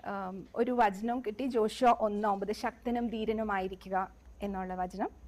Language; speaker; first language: Malayalam; native; Malayalam